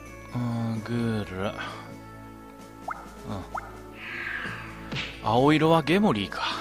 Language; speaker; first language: Japanese; native; Japanese